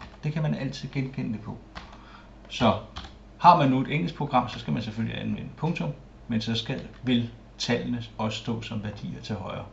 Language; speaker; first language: Danish; native; Danish